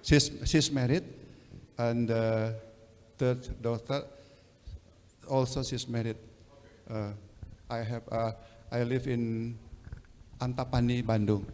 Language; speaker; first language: English; non-native, learner; Indonesian